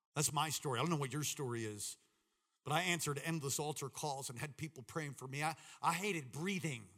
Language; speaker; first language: English; native; English